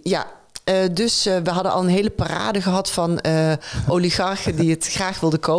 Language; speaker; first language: Dutch; native; Dutch